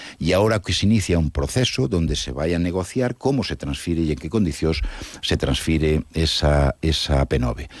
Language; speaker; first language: Galician; non-native, local second language; Spanish